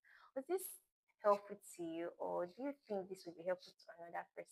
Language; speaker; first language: English; non-native, local second language; Igbo